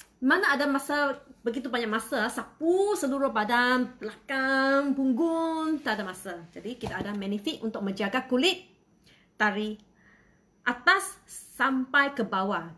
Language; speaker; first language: Malay; non-native, local second language; Chinese